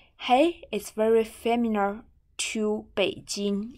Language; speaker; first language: English; non-native, fluent; Chinese